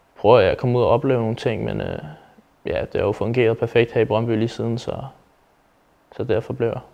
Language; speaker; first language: Danish; native; Danish